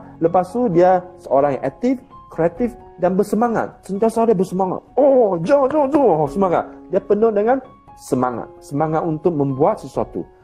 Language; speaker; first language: Malay; non-native, local second language; Chinese